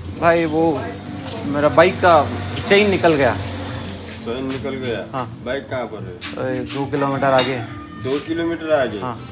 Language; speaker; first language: Hindi; non-native, local second language; Malayalam